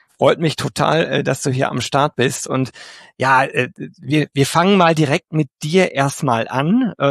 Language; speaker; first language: German; native; German